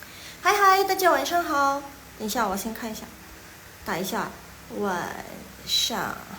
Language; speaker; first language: Chinese; non-native, fluent; Indonesian